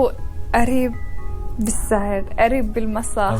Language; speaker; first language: Arabic; native; Arabic